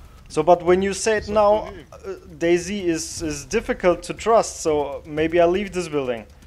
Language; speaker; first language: English; non-native, learner; German